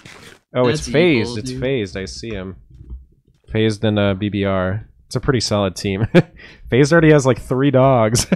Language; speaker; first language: English; native; English